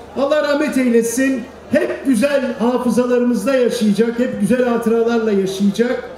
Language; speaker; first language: Turkish; native; Turkish